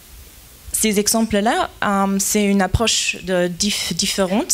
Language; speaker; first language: French; non-native, fluent; German